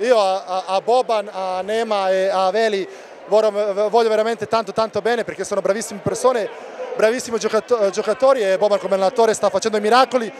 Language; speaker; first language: Italian; non-native, fluent; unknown